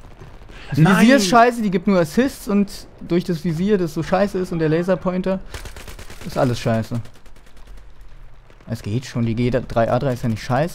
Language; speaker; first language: German; native; German